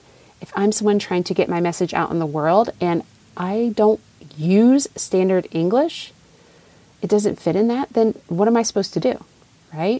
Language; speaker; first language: English; native; English